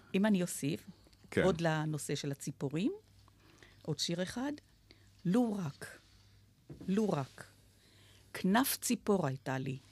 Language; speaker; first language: Hebrew; native; Hebrew